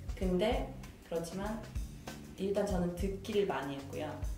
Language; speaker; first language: Korean; native; Korean